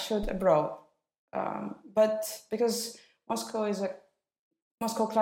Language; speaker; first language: English; non-native, fluent; Russian